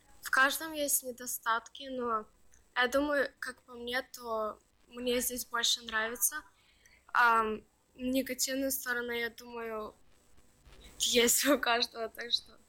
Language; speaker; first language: Russian; early bilingual, other home language; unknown